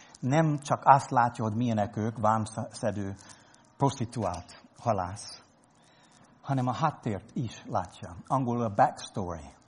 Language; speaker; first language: Hungarian; non-native, fluent; English